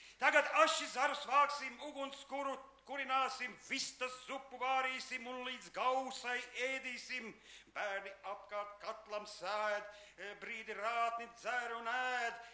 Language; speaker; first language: Latvian; native; Latvian